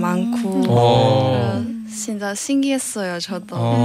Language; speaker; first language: Korean; non-native, fluent; Cantonese